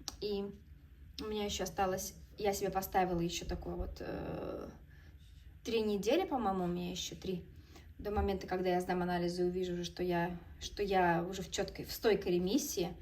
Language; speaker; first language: Russian; native; Russian